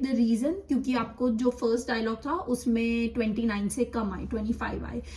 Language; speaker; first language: Hindi; non-native, local second language; Gujarati